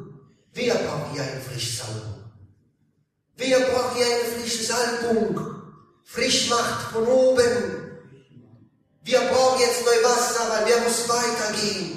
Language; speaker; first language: German; non-native, learner; Italian